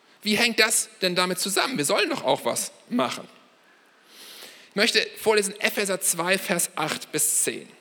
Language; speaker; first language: German; native; German